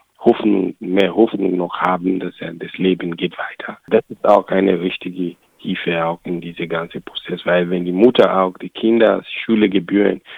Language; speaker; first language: German; non-native, learner; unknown